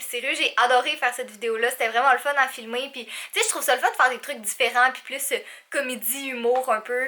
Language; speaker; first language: French; native; French